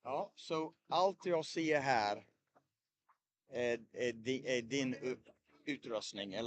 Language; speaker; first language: Swedish; native; Swedish